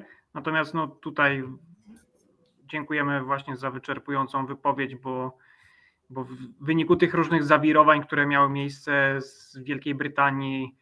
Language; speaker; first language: Polish; native; Polish